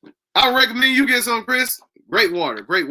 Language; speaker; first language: English; native; English